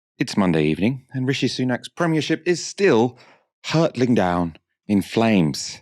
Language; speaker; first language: English; native; English